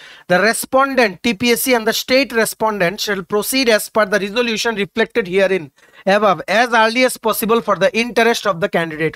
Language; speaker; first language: English; non-native, local second language; Bangla